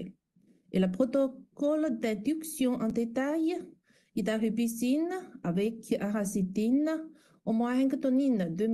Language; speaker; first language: French; non-native, fluent; Chinese